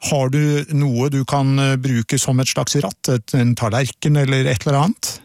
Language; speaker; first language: Norwegian; native; Norwegian